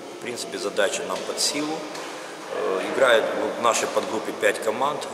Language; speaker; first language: Russian; native; Russian